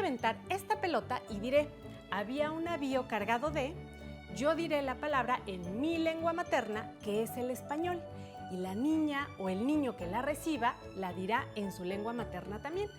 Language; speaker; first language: Spanish; native; Spanish